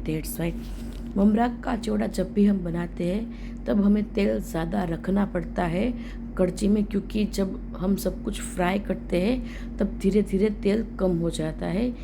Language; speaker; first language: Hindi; non-native, local second language; Gujarati